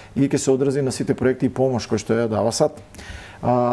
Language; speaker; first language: Macedonian; native; Macedonian